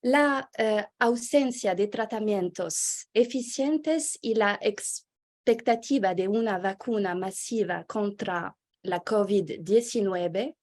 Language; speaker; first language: Spanish; non-native, fluent; French